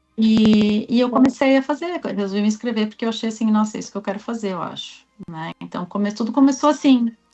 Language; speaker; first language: Portuguese; native; Portuguese